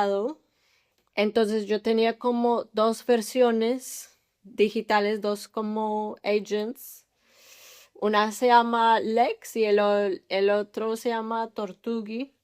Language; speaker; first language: Spanish; early bilingual, heritage; English